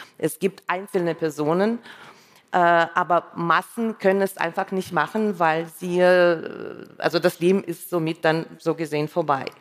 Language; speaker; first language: German; non-native, fluent; Russian